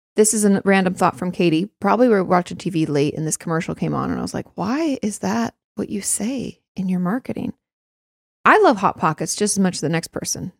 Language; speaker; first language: English; native; English